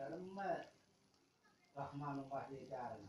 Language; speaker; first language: Indonesian; native; Indonesian